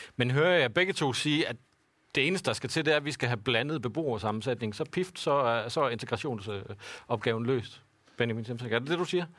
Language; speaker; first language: Danish; native; Danish